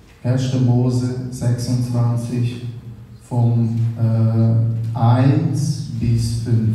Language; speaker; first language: German; non-native, learner; Portuguese